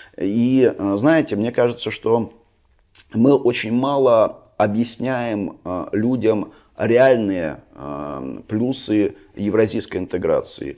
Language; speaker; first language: Russian; native; Russian